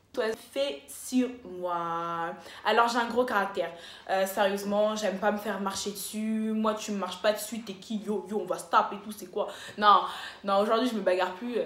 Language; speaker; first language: French; early bilingual, other home language; Lingala